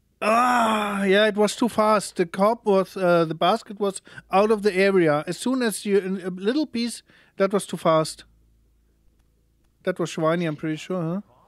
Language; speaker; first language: English; non-native, fluent; German